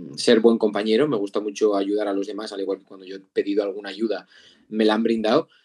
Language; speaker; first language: Spanish; native; Spanish